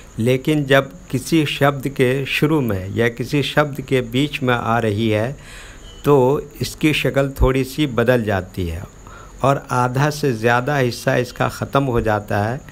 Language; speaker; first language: Hindi; native; Hindi